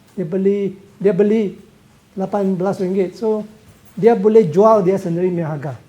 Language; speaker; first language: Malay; non-native, local second language; Cantonese